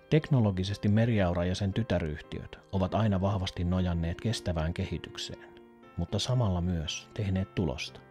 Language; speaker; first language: Finnish; native; Finnish